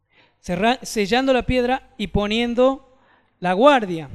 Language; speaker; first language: Spanish; native; Spanish